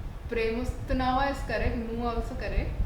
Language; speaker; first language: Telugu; non-native, learner; Tamil